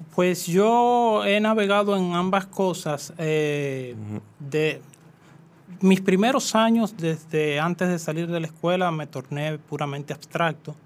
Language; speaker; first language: Spanish; native; Spanish